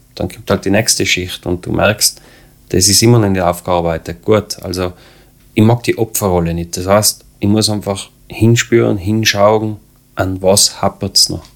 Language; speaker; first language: German; early bilingual, other home language; Croatian